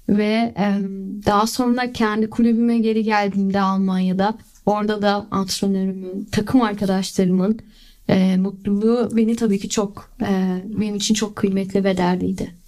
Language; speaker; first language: Turkish; early bilingual, heritage; Turkish